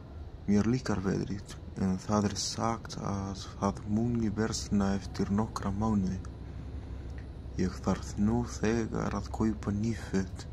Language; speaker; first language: Icelandic; non-native, learner; Spanish